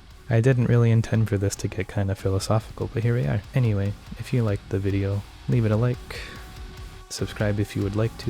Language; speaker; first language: English; native; English